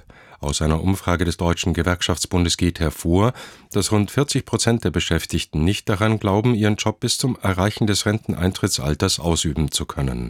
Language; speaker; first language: German; native; German